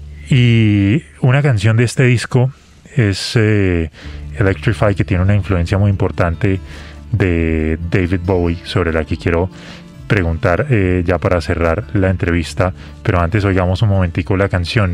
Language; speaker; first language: Spanish; native; Spanish